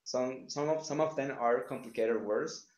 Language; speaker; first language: English; non-native, learner; Spanish